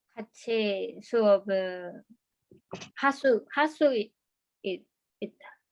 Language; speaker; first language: Korean; non-native, learner; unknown